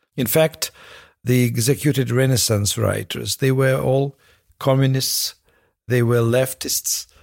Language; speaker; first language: English; non-native, fluent; Russian